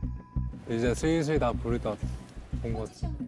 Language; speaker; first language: Korean; native; Korean